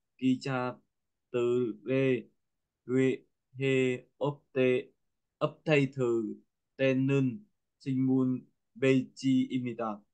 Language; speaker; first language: Korean; non-native, learner; Vietnamese